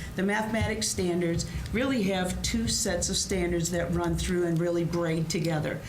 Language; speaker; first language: English; native; English